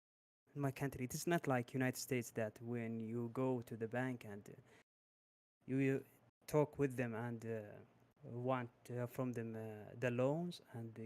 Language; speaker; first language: English; non-native, learner; Arabic